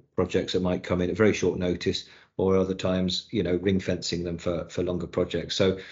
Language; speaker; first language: English; native; English